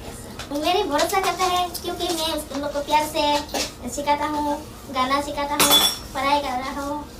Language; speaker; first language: Hindi; non-native, local second language; Garo